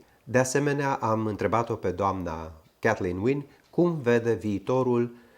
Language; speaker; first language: Romanian; native; Romanian